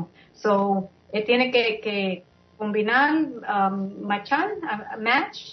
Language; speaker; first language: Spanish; early bilingual, heritage; English